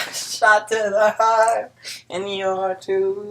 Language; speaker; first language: English; native; English